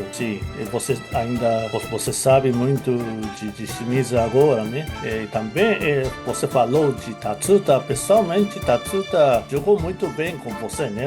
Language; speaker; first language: Portuguese; non-native, fluent; Japanese